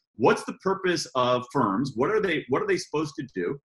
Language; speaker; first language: English; native; English